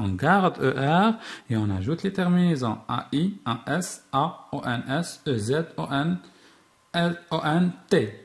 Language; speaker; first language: French; non-native, local second language; Arabic